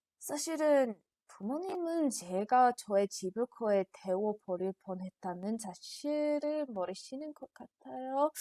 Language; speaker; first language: Korean; non-native, learner; English